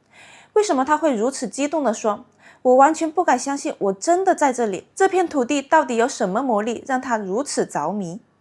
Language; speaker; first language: Chinese; native; Chinese